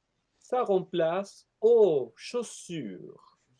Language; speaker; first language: French; non-native, fluent; Spanish